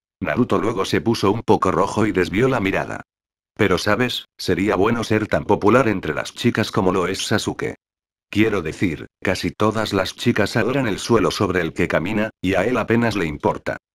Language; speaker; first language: Spanish; native; Spanish